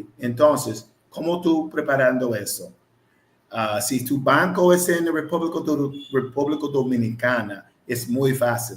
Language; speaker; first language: Spanish; non-native, learner; English